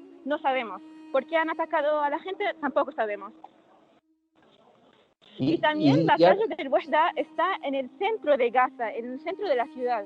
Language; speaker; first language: Spanish; non-native, fluent; Arabic